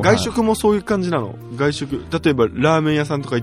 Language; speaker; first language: Japanese; native; Japanese